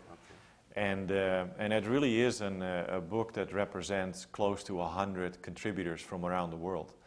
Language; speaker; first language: English; non-native, fluent; Dutch